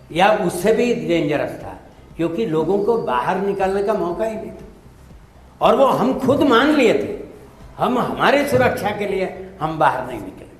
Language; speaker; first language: Hindi; non-native, local second language; Marathi